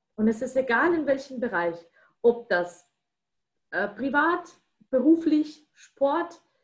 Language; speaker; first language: German; non-native, fluent; Russian